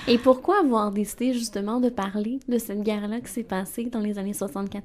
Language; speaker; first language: French; native; French